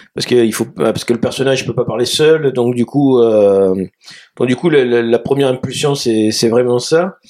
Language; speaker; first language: French; native; French